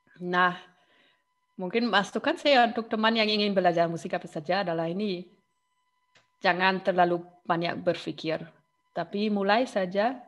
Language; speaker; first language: Indonesian; non-native, fluent; German